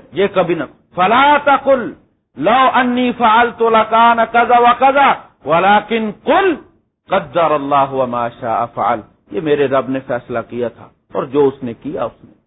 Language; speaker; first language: Urdu; non-native, local second language; Punjabi